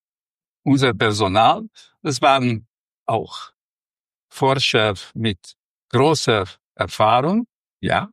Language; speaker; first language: German; non-native, fluent; Romanian